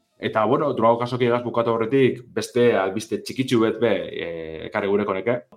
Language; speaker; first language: Basque; native; Basque